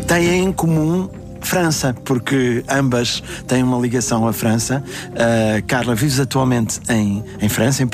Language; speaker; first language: Portuguese; native; Portuguese